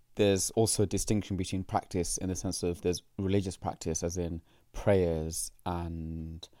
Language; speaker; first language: English; native; English